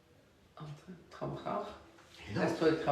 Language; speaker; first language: Spanish; non-native, learner; French